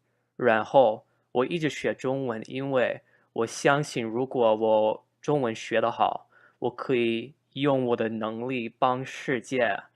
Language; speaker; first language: Chinese; non-native, learner; English